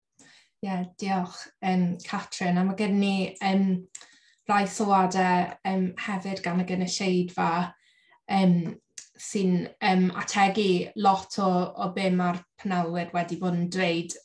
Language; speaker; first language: Welsh; native; Welsh